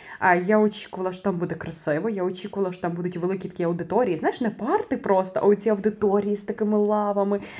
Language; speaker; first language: Ukrainian; native; Ukrainian